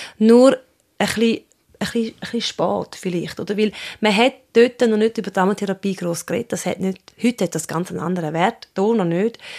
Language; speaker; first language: German; early bilingual, other home language; Swiss German